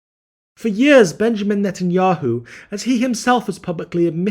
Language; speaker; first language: English; native; English